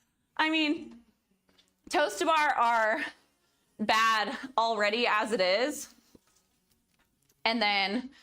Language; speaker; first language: English; native; English